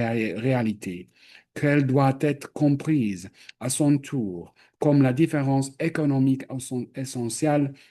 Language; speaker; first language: French; non-native, fluent; English